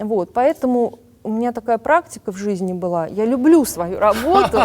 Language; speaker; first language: Russian; native; Russian